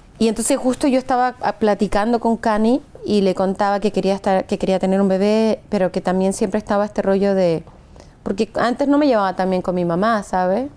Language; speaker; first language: Spanish; native; Spanish